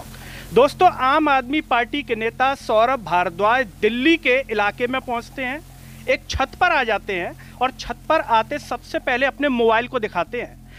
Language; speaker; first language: Hindi; native; Hindi